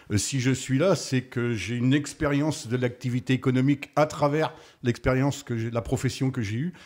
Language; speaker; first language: French; native; French